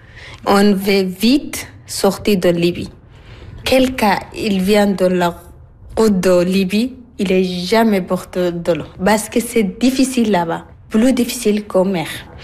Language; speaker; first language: French; non-native, learner; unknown